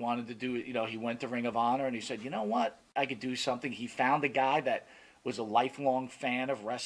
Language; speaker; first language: English; native; English